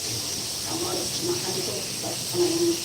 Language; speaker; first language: Indonesian; native; Indonesian